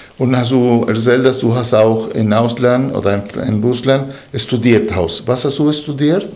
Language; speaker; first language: German; non-native, fluent; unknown